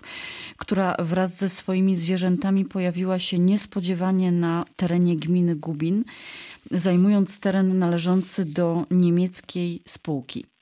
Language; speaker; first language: Polish; native; Polish